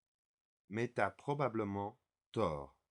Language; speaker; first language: French; non-native, fluent; English